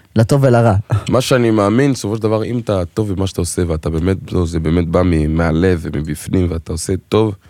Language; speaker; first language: Hebrew; non-native, local second language; French